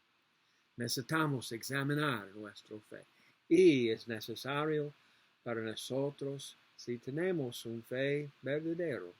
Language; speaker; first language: Spanish; non-native, learner; English